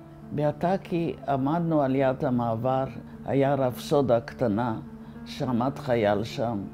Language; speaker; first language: Hebrew; non-native, fluent; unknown